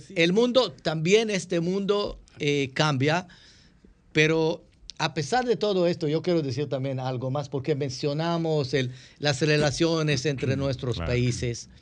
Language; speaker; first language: Spanish; non-native, fluent; Hebrew